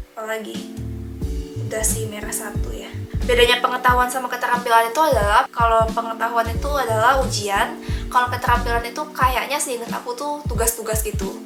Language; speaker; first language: Indonesian; native; Indonesian